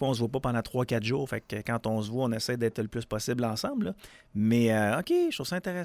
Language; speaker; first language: French; native; French